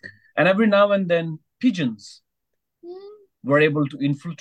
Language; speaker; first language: English; non-native, local second language; Hindi